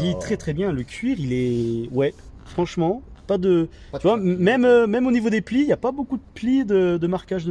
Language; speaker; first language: French; native; French